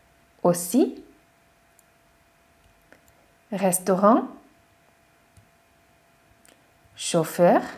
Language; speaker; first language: French; non-native, fluent; Hungarian